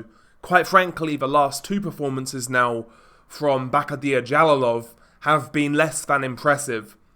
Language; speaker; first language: English; native; English